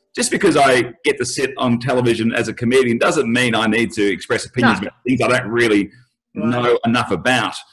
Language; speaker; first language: English; native; English